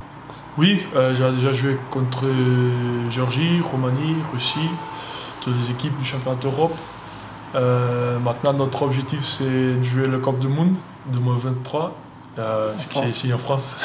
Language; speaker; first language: French; non-native, learner; Portuguese